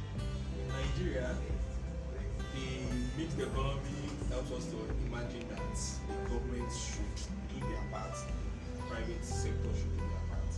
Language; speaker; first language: English; non-native, local second language; Yoruba